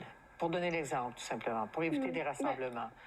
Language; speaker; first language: French; native; French